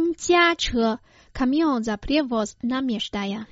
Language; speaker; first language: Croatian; non-native, fluent; Chinese